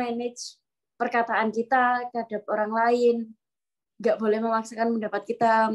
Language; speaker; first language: Indonesian; native; Indonesian